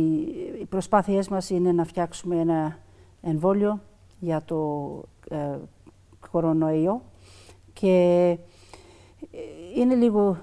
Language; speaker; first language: Greek; early bilingual, other home language; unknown